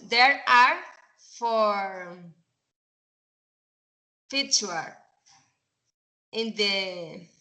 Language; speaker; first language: English; non-native, learner; Spanish